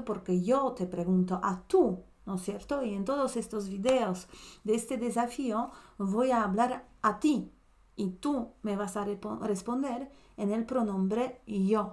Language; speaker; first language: Spanish; non-native, fluent; Polish